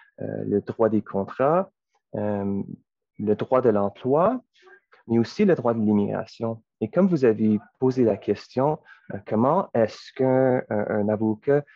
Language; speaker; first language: French; non-native, local second language; English